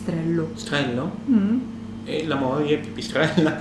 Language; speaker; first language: Italian; non-native, learner; German